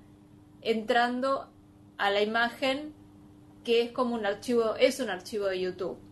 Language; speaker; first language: Spanish; native; Spanish